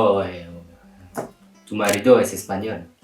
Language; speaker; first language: Spanish; non-native, learner; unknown